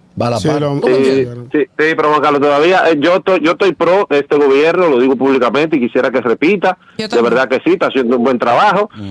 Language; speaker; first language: Spanish; native; Spanish